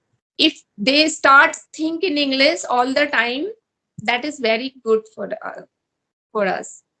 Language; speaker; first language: English; non-native, learner; Hindi